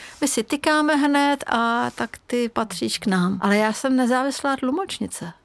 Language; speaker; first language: Czech; non-native, fluent; Hungarian